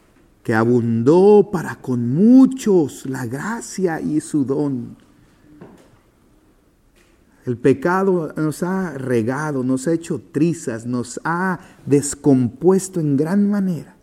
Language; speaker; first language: Spanish; native; Spanish